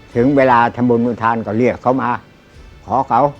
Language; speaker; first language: Thai; native; Thai